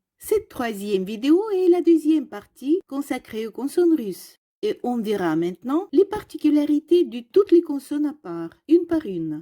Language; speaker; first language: French; non-native, fluent; Russian